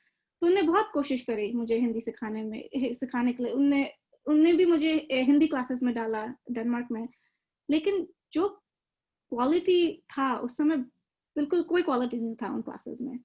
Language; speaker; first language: Hindi; early bilingual, other home language; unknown